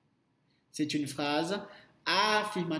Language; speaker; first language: French; non-native, fluent; Portuguese